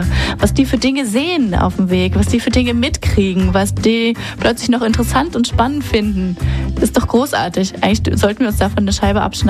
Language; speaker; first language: German; native; German